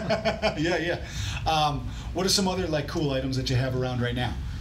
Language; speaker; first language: English; native; English